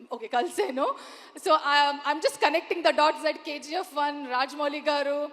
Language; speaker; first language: Telugu; non-native, local second language; Kannada